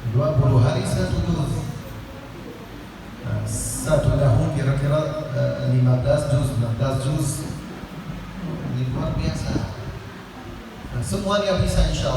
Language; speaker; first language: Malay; non-native, learner; Arabic